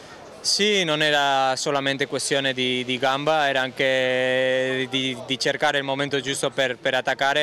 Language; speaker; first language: Italian; non-native, fluent; Spanish